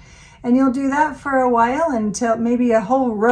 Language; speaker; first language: English; native; English